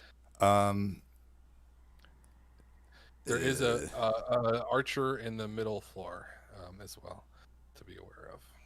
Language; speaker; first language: English; native; English